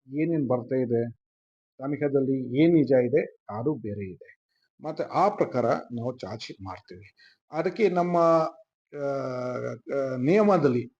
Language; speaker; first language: Kannada; non-native, fluent; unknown